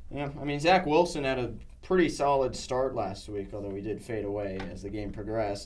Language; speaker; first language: English; native; English